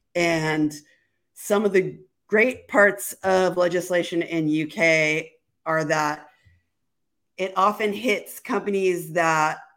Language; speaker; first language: English; native; English